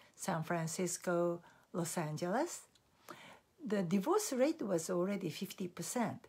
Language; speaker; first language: English; non-native, fluent; Japanese